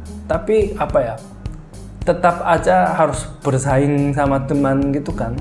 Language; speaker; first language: Indonesian; non-native, fluent; Korean